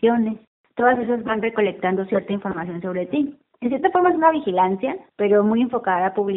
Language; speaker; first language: Spanish; native; Spanish